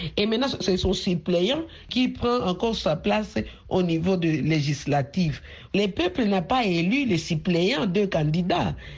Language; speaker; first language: French; non-native, local second language; Swahili